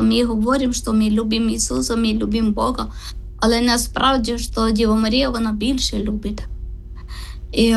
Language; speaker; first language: Ukrainian; non-native, learner; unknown